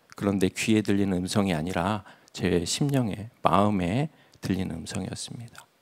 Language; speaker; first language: Korean; native; Korean